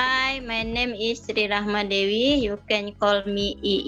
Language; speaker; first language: English; non-native, learner; Indonesian